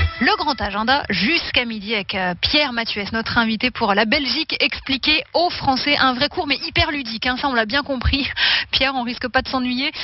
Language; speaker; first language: French; native; French